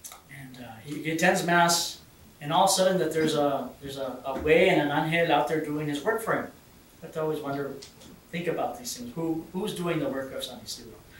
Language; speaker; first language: English; early bilingual, other home language; Spanish